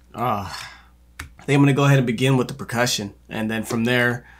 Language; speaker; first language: English; native; English